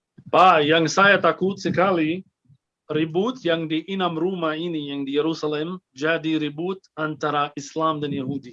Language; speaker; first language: Indonesian; non-native, fluent; Arabic